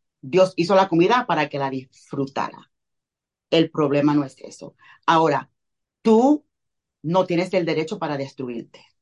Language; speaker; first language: Spanish; early bilingual, heritage; Spanish